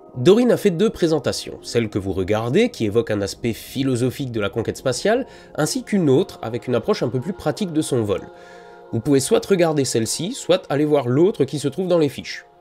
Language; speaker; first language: French; native; French